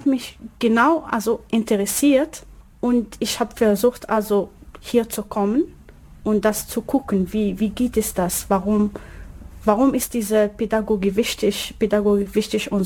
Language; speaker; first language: German; non-native, learner; Arabic